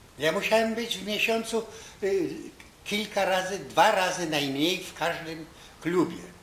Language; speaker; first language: Polish; native; Polish